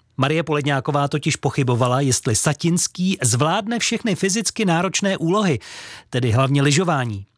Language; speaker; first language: Czech; native; Czech